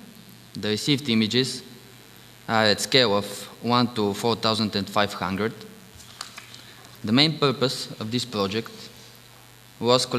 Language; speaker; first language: English; non-native, fluent; Bulgarian